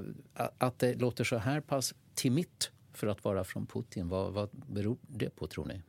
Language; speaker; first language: Swedish; native; Swedish